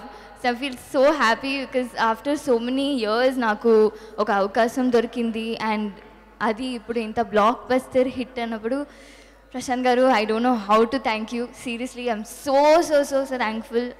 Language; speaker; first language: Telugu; non-native, local second language; Tamil